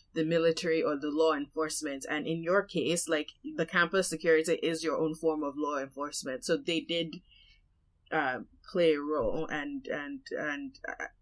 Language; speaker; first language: English; non-native, local second language; Yoruba